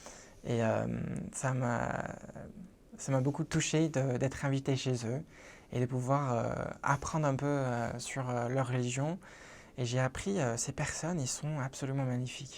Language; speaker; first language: French; non-native, fluent; English